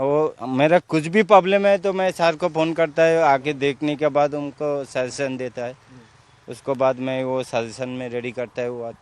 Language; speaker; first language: Hindi; non-native, local second language; Odia